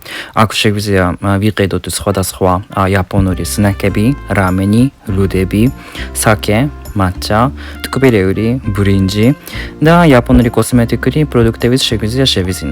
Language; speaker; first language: Georgian; non-native, fluent; Japanese